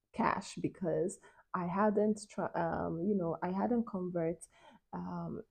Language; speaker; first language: English; non-native, local second language; Yoruba